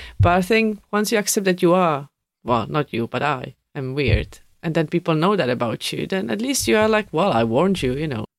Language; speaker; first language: English; non-native, fluent; Czech